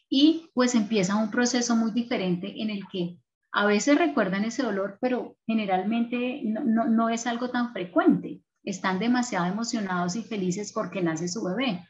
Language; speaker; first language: Spanish; native; Spanish